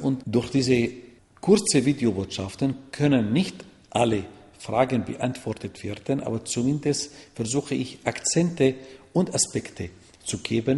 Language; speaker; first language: German; non-native, fluent; Arabic